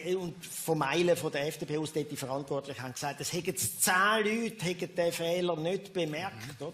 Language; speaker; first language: German; native; German